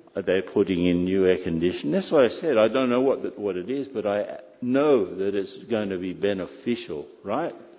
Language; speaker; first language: English; native; English